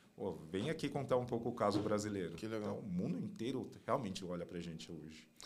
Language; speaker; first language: Portuguese; non-native, fluent; Chinese